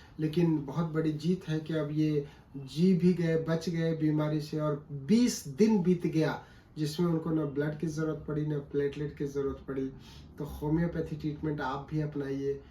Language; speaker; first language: Hindi; native; Hindi